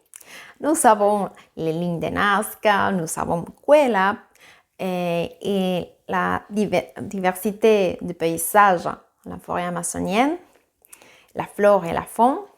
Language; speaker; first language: French; non-native, fluent; Spanish